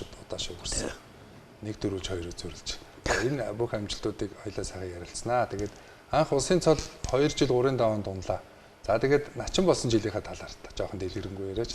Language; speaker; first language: Mongolian; native; Mongolian